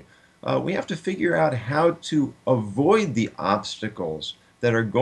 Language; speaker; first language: English; native; English